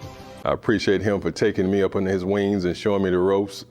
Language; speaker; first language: English; native; English